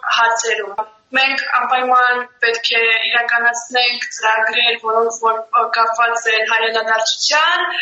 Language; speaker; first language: Armenian; early bilingual, heritage; Armenian